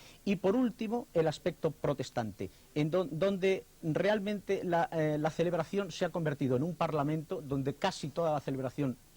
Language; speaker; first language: Spanish; native; Spanish